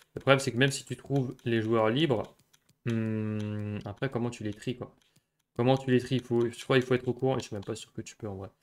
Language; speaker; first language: French; native; French